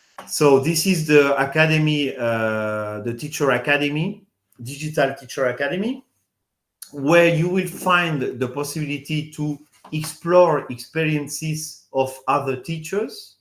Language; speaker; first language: English; non-native, fluent; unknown